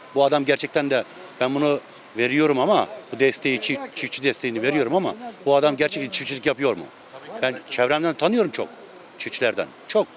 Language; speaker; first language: Turkish; native; Turkish